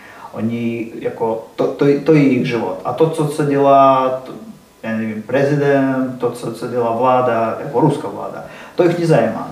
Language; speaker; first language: Czech; non-native, learner; Russian